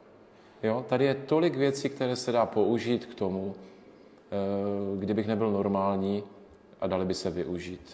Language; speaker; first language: Czech; native; Czech